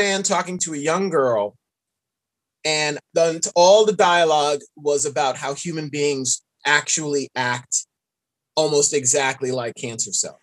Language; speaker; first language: English; native; English